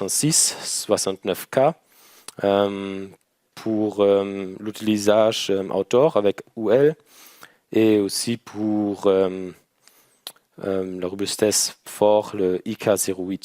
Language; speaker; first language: French; non-native, learner; German